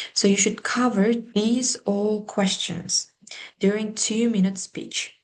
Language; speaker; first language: English; non-native, fluent; Uzbek